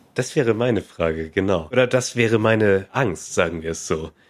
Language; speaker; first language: German; native; German